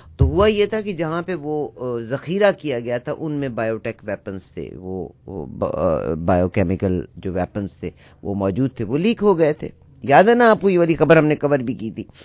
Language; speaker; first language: Urdu; native; Urdu